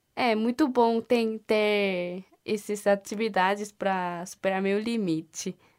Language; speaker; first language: Portuguese; non-native, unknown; Korean